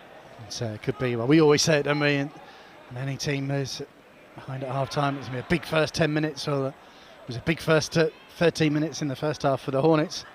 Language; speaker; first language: English; native; English